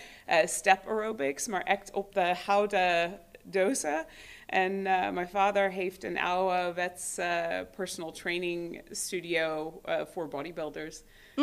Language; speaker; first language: Dutch; non-native, fluent; English